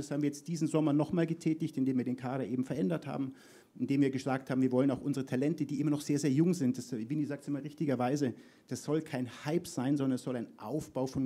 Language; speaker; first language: German; native; German